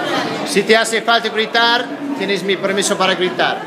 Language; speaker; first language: Spanish; non-native, fluent; English